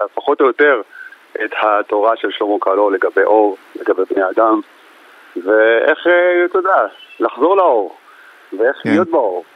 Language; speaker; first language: Hebrew; early bilingual, other home language; Amharic